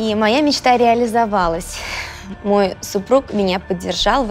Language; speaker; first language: Russian; native; Russian